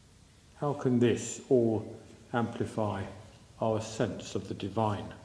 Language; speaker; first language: English; native; English